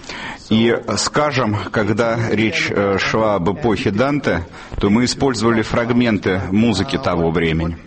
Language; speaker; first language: Russian; native; Russian